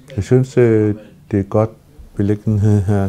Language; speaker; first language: Danish; non-native, local second language; Kalaallisut